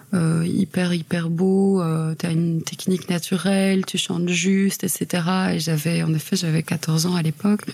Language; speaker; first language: French; native; French